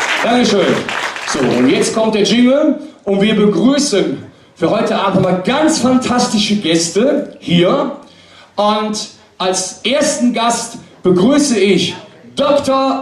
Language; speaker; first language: German; native; German